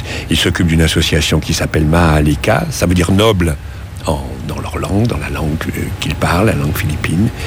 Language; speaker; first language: French; native; French